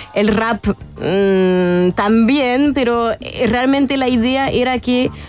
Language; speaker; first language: Spanish; non-native, fluent; French